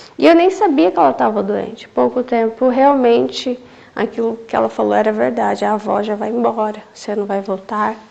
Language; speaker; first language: Portuguese; native; Portuguese